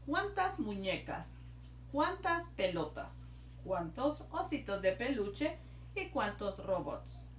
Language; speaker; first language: Spanish; native; Spanish